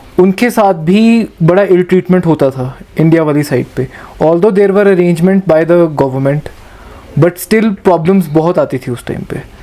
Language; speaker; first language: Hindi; native; Hindi